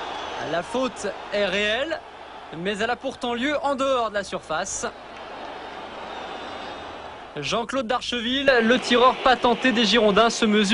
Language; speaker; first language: French; native; French